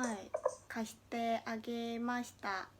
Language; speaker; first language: Japanese; non-native, learner; Korean